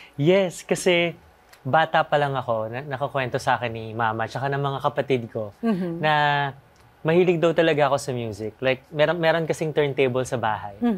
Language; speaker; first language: Filipino; native; Filipino